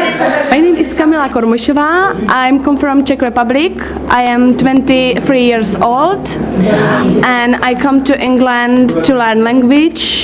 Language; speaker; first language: English; non-native, learner; Czech